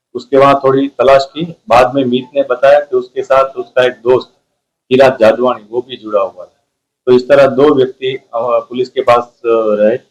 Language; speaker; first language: Hindi; non-native, local second language; Gujarati